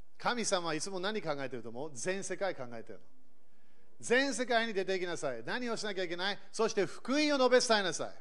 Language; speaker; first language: Japanese; early bilingual, other home language; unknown